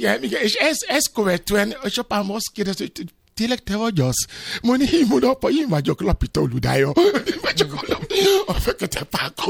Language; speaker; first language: Hungarian; non-native, fluent; Yoruba